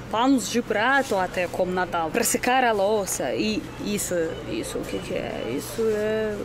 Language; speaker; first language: Portuguese; non-native, fluent; Russian